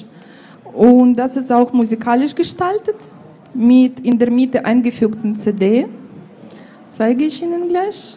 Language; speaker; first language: German; non-native, fluent; Russian